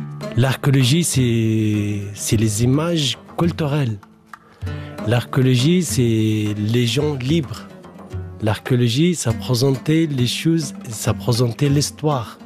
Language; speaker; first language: French; non-native, learner; Arabic